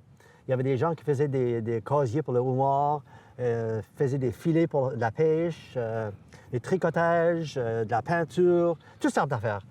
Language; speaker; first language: French; native; French